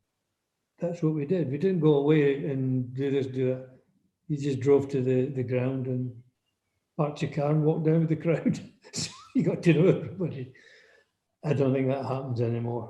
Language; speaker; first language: English; native; English